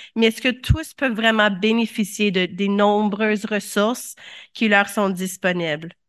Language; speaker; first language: French; native; French